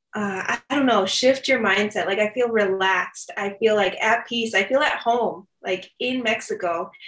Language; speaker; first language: English; native; English